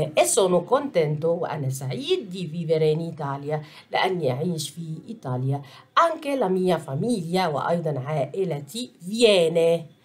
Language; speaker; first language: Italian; non-native, fluent; Arabic